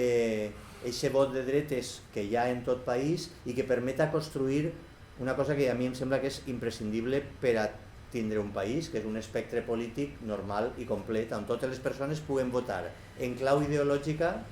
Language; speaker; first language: Catalan; native; Catalan